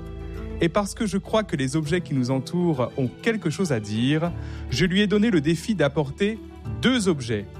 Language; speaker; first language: French; native; French